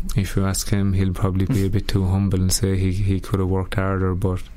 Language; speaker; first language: English; native; English